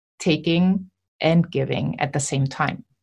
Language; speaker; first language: English; non-native, fluent; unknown